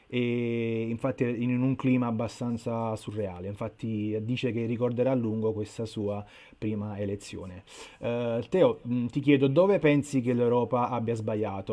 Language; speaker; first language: Italian; native; Italian